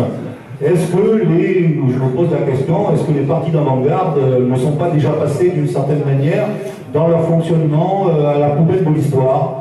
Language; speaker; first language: French; native; French